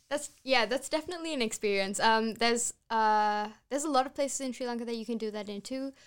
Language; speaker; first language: English; non-native, local second language; Sinhala